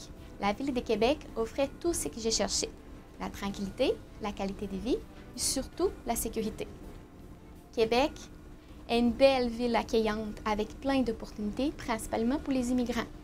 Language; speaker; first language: French; non-native, fluent; Portuguese